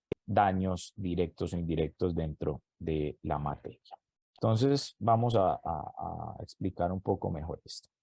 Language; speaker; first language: Spanish; native; Spanish